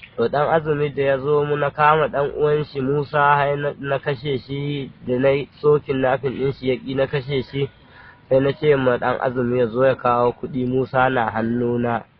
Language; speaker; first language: Hausa; non-native, local second language; Fula